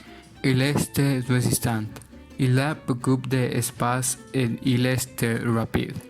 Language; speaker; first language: French; non-native, learner; Spanish